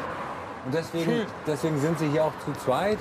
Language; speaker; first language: German; native; German